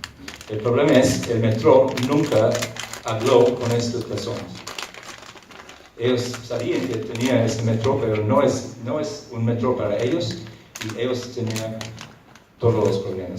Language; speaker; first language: Spanish; non-native, fluent; English